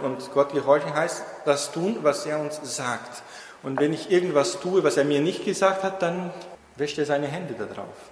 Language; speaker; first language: German; non-native, fluent; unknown